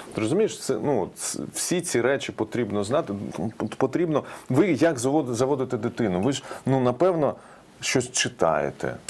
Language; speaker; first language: Ukrainian; non-native, local second language; Russian